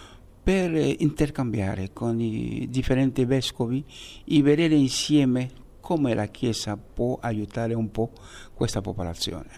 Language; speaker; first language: Italian; non-native, fluent; Haitian Creole